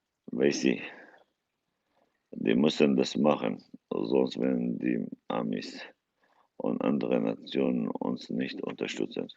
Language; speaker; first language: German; non-native, fluent; Kurdish